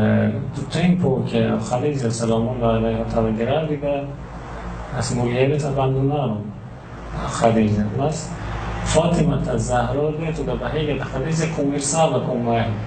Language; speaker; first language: Portuguese; non-native, learner; Persian